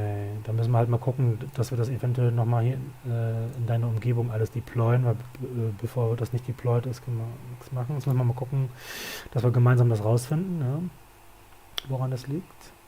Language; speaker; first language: German; native; German